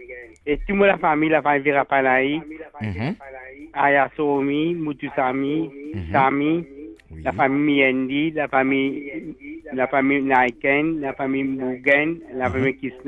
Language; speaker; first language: French; non-native, local second language; Morisyen